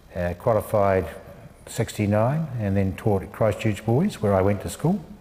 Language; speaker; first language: English; native; English